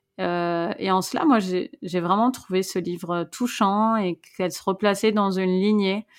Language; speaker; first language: French; native; French